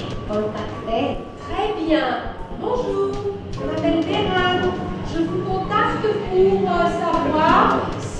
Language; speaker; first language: French; non-native, fluent; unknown